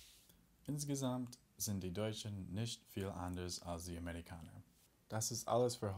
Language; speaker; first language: German; non-native, learner; English